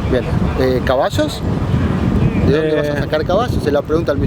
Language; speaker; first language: Spanish; native; Spanish